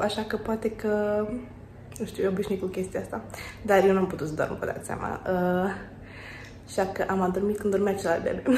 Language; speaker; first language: Romanian; native; Romanian